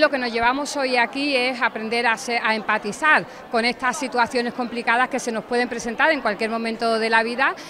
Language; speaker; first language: Spanish; native; Spanish